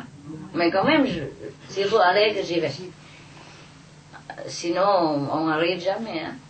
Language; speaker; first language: French; non-native, fluent; Vietnamese